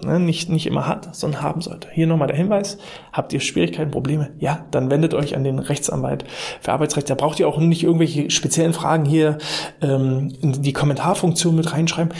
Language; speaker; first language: German; native; German